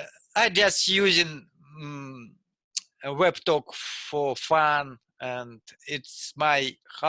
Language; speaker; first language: English; non-native, learner; Russian